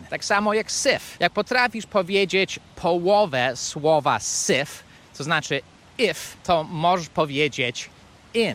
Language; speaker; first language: Polish; non-native, fluent; English